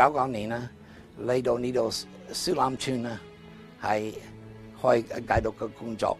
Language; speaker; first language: Chinese; non-native, learner; English